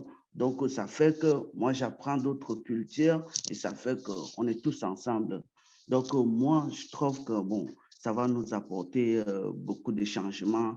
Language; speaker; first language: French; early bilingual, other home language; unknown